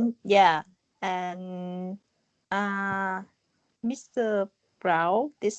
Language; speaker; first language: English; non-native, learner; Vietnamese